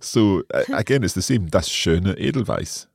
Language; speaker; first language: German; non-native, learner; English